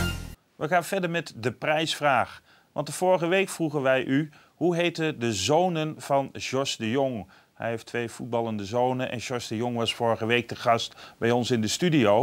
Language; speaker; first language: Dutch; native; Dutch